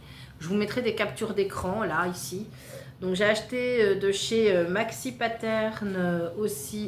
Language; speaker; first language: French; native; French